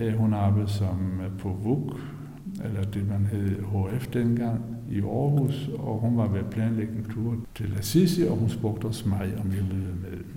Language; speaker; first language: Danish; native; Danish